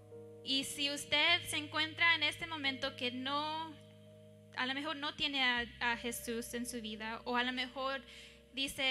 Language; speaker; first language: Spanish; early bilingual, heritage; English